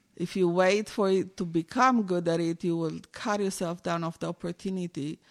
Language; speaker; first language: English; non-native, fluent; Romanian